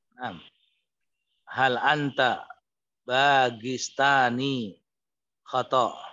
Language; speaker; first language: Arabic; non-native, learner; Indonesian